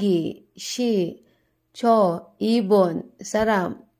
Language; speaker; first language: Korean; non-native, learner; Cebuano